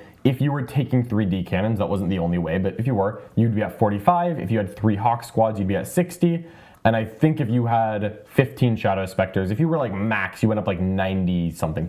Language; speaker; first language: English; native; English